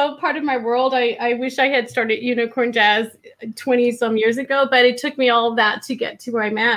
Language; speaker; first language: English; native; English